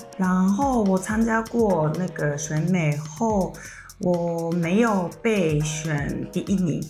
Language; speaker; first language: Chinese; non-native, fluent; Japanese